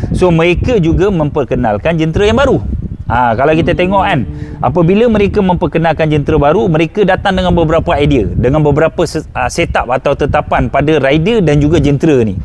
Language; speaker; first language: Malay; native; Malay